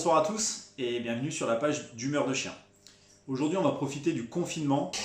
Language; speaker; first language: French; native; French